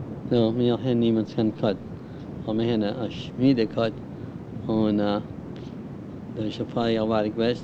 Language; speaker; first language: German; early bilingual, heritage; German